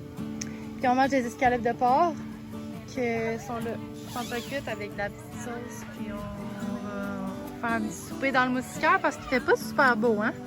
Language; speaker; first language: French; native; French